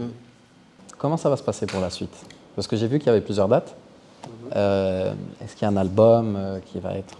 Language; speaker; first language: French; native; French